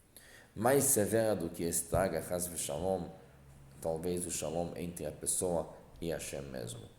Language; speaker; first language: Portuguese; non-native, fluent; Hebrew